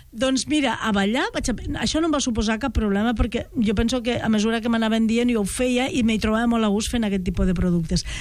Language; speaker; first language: Catalan; native; Catalan